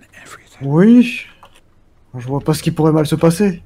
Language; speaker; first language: French; native; French